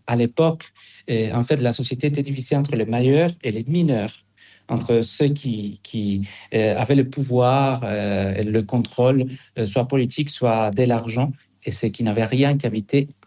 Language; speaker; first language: French; non-native, fluent; Spanish